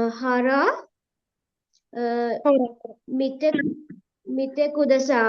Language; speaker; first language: Japanese; non-native, learner; Sinhala